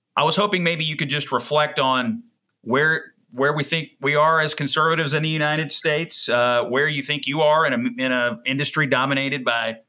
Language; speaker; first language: English; native; English